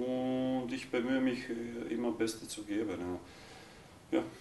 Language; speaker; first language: German; non-native, learner; Croatian